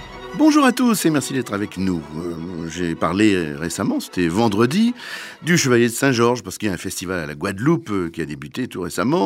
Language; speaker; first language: French; native; French